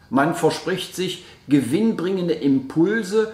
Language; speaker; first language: German; native; German